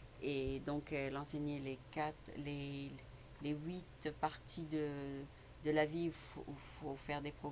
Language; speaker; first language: French; native; French